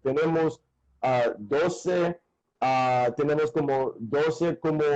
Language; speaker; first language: Spanish; non-native, fluent; English